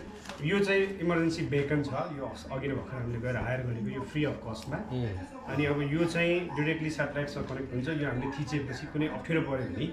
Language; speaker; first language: Nepali; native; Nepali